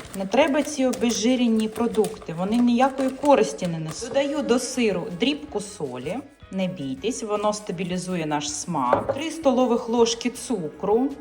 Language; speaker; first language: Ukrainian; non-native, local second language; Russian